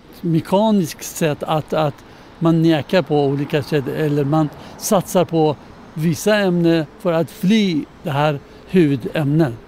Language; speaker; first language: Swedish; non-native, fluent; Persian